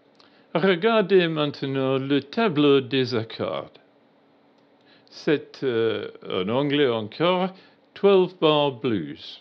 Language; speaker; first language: French; non-native, learner; English